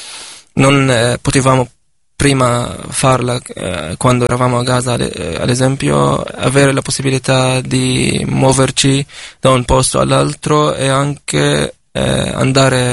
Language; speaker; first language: Italian; non-native, fluent; Arabic